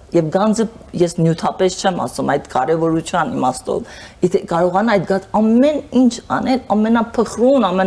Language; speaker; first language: Armenian; early bilingual, heritage; Armenian